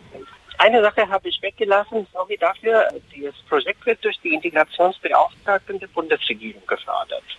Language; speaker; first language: German; non-native, fluent; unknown